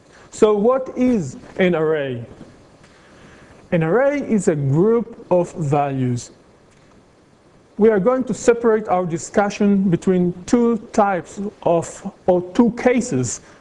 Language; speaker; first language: English; non-native, fluent; Hebrew